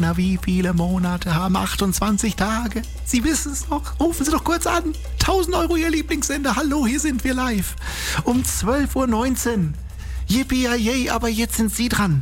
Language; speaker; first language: German; native; German